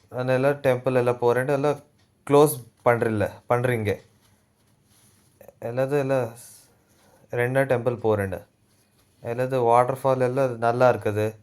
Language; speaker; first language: Tamil; non-native, learner; Telugu